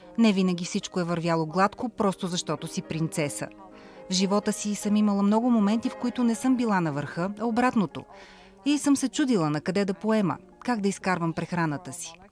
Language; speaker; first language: Bulgarian; early bilingual, heritage; Bulgarian